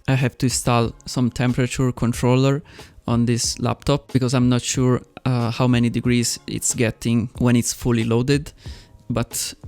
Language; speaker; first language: English; non-native, fluent; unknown